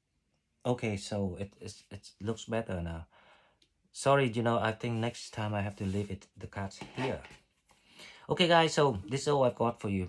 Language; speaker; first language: English; non-native, fluent; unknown